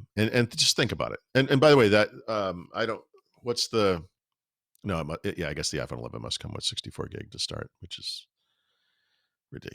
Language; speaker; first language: English; native; English